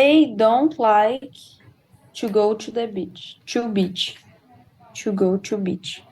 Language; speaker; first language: English; non-native, learner; Portuguese